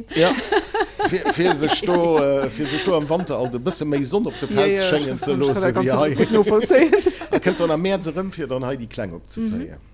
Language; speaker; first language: Luxembourgish; native; Luxembourgish